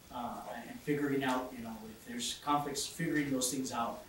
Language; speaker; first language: English; early bilingual, other home language; Spanish